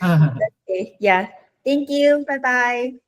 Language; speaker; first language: English; non-native, fluent; Vietnamese